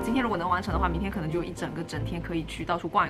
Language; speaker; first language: Chinese; native; Chinese